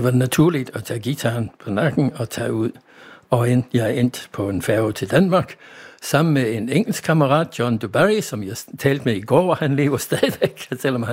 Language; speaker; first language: Danish; non-native, fluent; English